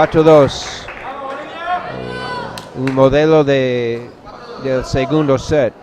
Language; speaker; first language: Spanish; non-native, learner; English